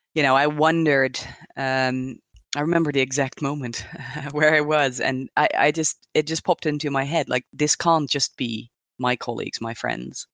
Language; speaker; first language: English; non-native, fluent; Dutch